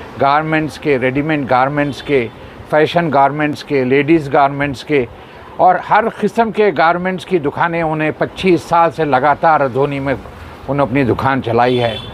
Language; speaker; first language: Hindi; non-native, local second language; Urdu